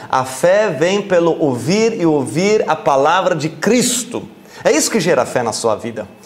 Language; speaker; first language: Portuguese; non-native, fluent; German